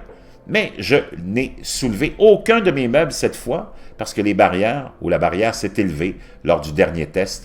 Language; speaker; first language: French; native; French